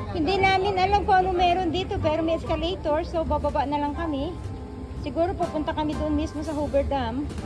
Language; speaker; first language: Filipino; native; Filipino